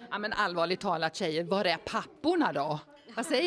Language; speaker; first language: Swedish; native; Swedish